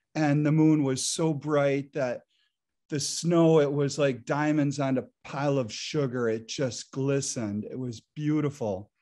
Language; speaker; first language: English; native; English